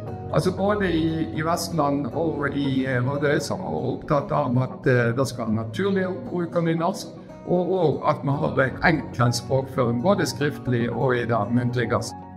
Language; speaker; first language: Norwegian; native; Norwegian